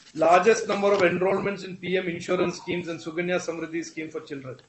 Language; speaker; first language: English; non-native, local second language; Malayalam